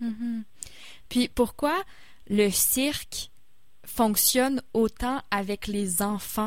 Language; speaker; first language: French; native; French